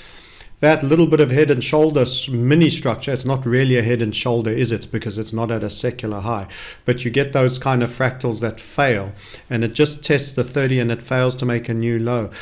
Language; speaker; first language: English; native; English